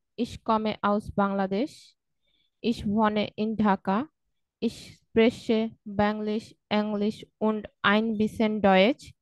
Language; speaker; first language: German; non-native, learner; Bangla